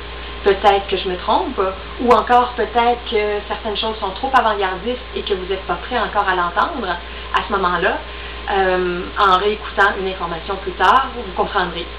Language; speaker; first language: French; native; French